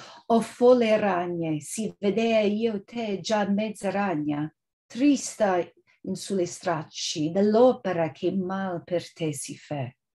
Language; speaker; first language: Italian; non-native, fluent; English